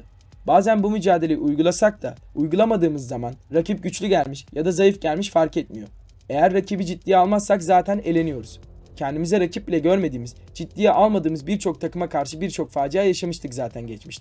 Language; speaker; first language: Turkish; native; Turkish